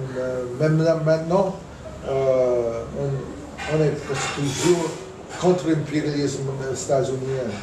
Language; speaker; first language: French; non-native, fluent; English